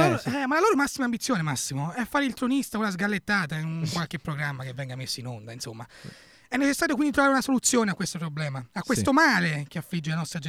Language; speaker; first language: Italian; native; Italian